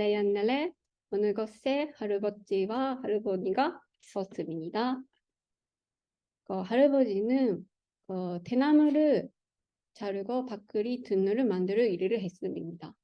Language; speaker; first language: Korean; non-native, learner; Japanese